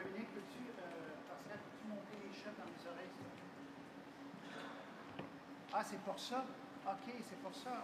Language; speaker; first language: French; native; French